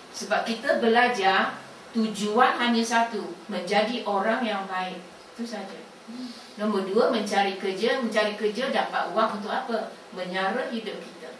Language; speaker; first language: Malay; non-native, local second language; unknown